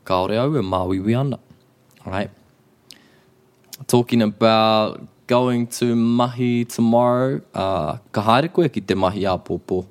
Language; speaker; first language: Māori; non-native, local second language; English